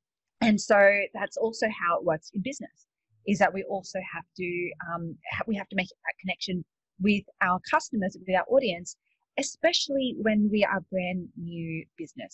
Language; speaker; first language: English; native; English